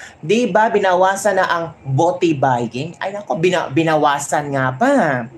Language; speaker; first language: Filipino; non-native, local second language; Hiligaynon